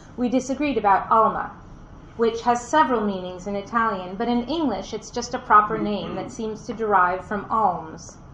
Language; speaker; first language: English; native; English